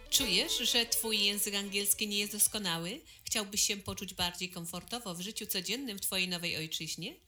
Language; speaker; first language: Polish; native; Polish